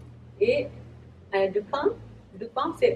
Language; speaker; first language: French; non-native, learner; Japanese